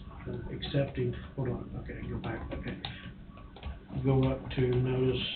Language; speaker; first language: English; native; English